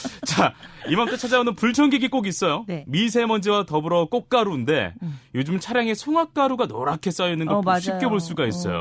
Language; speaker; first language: Korean; native; Korean